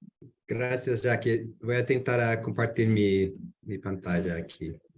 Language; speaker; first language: Spanish; non-native, learner; English